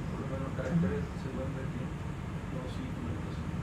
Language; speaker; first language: Spanish; native; Spanish